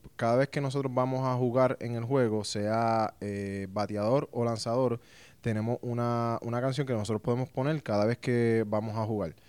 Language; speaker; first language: Spanish; native; Spanish